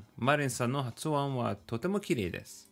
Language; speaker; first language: Japanese; non-native, learner; English